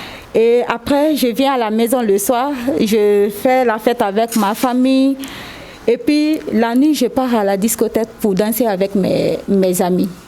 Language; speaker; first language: French; non-native, local second language; Susu